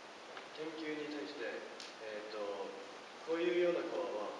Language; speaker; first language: Japanese; non-native, fluent; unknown